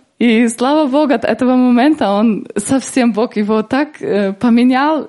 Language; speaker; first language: Russian; early bilingual, heritage; Russian